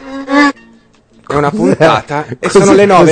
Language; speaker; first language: Italian; native; Italian